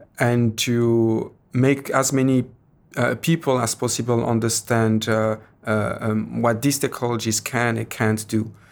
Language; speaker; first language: English; non-native, fluent; French